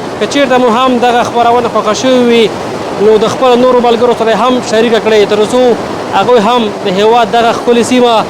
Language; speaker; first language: Pashto; native; Pashto